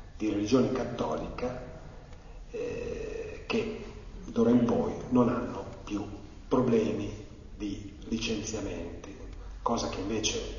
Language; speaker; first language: Italian; native; Italian